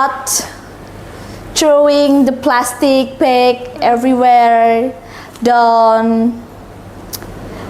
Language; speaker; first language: English; non-native, learner; Indonesian